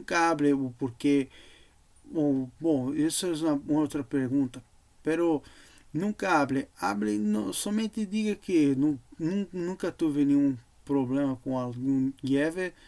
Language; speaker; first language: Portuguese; non-native, learner; Spanish